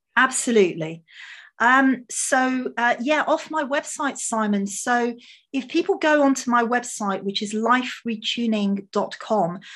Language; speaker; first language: English; native; English